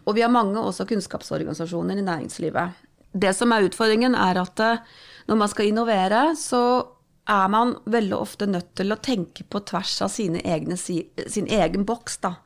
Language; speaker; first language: Norwegian; native; Norwegian